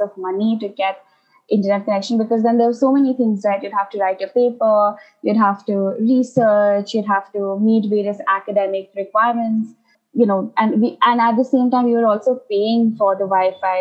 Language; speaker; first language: English; non-native, local second language; Nepali